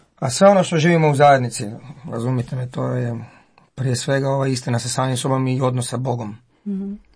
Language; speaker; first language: Croatian; native; Croatian